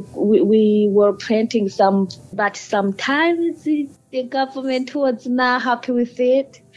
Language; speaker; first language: English; early bilingual, other home language; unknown